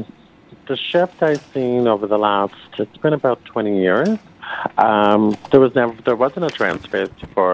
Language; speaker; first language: English; native; English